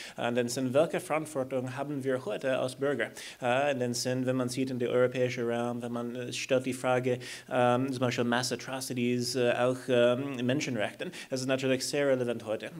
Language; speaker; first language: German; non-native, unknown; English